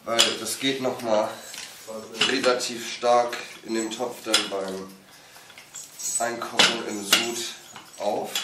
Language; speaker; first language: German; native; German